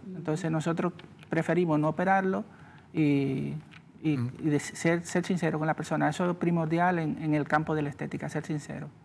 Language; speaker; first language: Spanish; native; Spanish